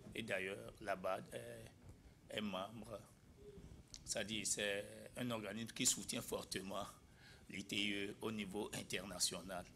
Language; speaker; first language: French; non-native, local second language; Ewe